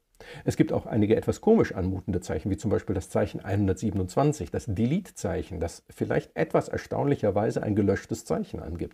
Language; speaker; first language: German; native; German